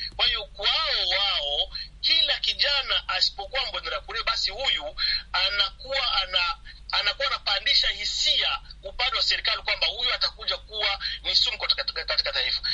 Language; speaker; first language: Swahili; non-native, local second language; Rundi